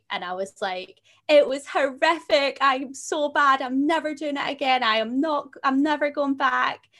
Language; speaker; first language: English; native; English